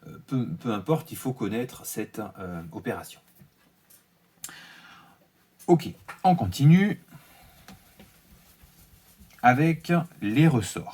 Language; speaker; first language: French; native; French